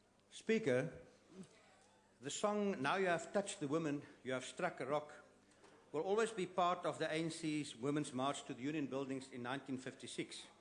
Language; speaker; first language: English; non-native, local second language; Afrikaans